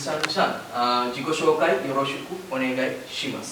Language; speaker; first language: Japanese; non-native, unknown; Sinhala